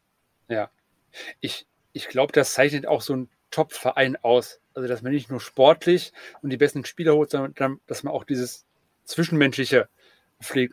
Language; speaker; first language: German; native; German